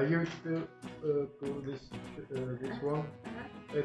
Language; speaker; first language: English; non-native, learner; Turkish